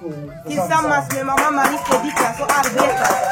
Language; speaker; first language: Swedish; non-native, fluent; Lingala